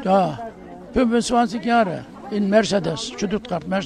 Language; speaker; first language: German; non-native, learner; Turkish